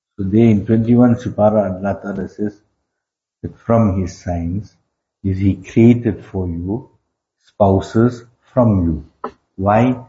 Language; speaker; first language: English; native; English